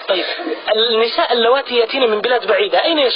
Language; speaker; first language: Arabic; native; Arabic